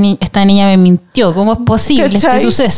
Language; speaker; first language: Spanish; native; Spanish